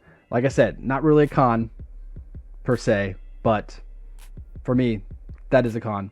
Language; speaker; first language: English; native; English